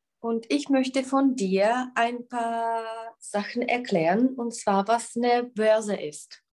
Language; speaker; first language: German; non-native, learner; Czech